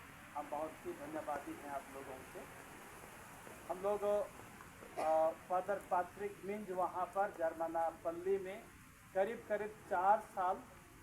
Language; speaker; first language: Hindi; native; Hindi